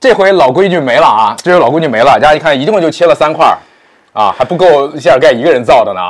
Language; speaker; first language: Chinese; native; Chinese